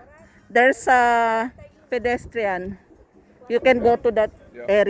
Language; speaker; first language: English; non-native, local second language; Filipino